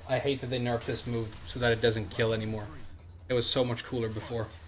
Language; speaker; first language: English; native; English